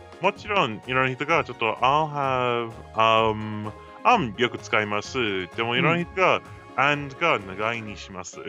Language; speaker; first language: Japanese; non-native, learner; English